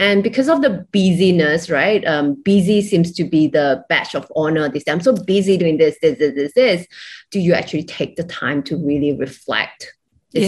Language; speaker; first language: English; non-native, local second language; Chinese